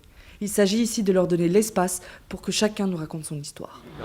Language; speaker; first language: French; native; French